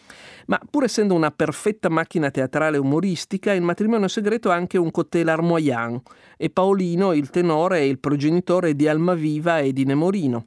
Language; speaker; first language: Italian; native; Italian